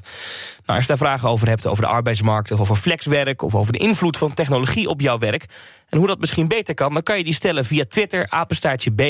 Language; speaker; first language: Dutch; native; Dutch